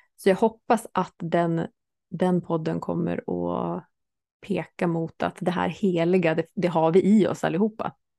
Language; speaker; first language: Swedish; native; Swedish